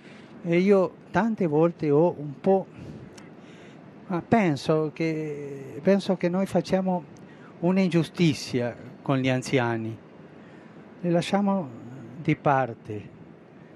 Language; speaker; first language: Italian; non-native, fluent; Spanish